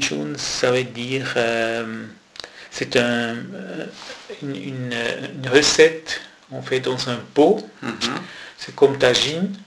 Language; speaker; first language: French; non-native, local second language; German